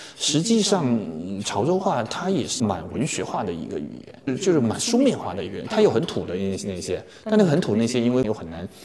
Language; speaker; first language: Chinese; native; Chinese